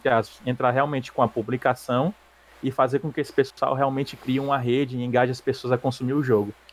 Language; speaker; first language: Portuguese; native; Portuguese